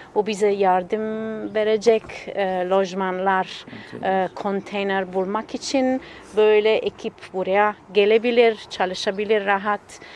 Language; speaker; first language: Turkish; non-native, fluent; Italian